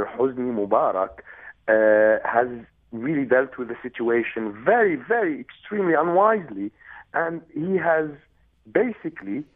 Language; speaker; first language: English; non-native, fluent; Arabic